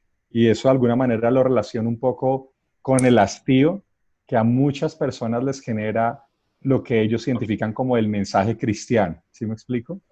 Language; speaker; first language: Spanish; native; Spanish